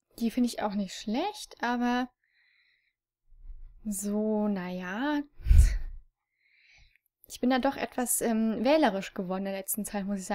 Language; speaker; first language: German; native; German